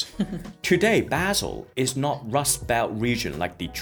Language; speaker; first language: English; non-native, local second language; Cantonese